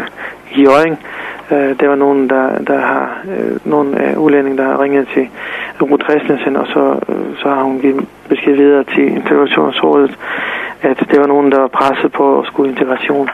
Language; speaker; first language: Danish; non-native, fluent; Serbian